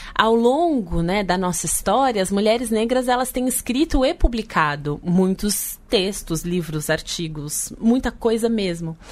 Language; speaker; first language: Portuguese; native; Portuguese